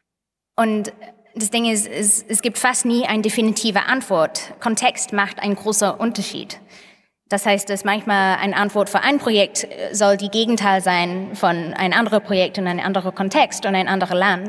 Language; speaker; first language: German; non-native, fluent; English